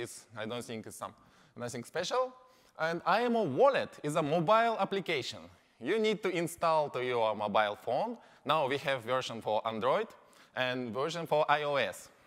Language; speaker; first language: English; non-native, learner; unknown